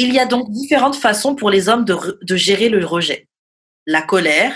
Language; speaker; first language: French; native; French